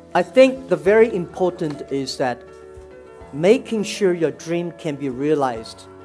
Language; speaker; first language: English; non-native, fluent; Chinese